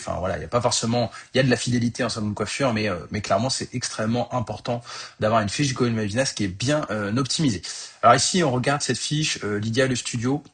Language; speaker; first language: French; native; French